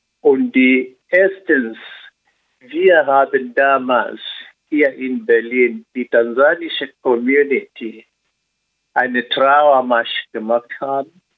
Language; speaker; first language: German; non-native, learner; Swahili